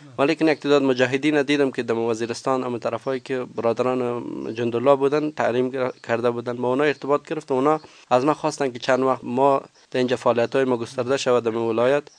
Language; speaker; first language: Persian; native; Persian